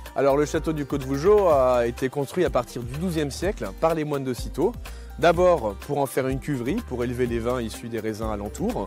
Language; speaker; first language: French; native; French